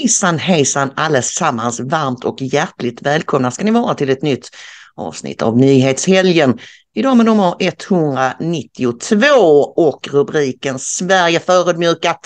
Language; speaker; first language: Swedish; native; Swedish